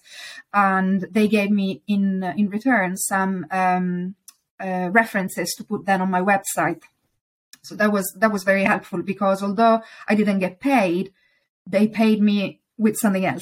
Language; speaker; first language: English; non-native, fluent; Italian